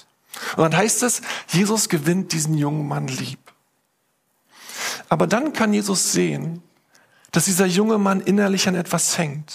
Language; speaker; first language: German; native; German